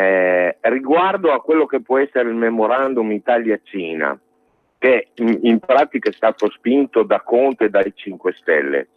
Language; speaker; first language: Italian; native; Italian